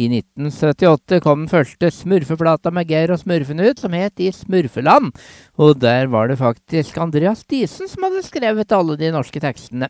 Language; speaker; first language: Norwegian; native; Norwegian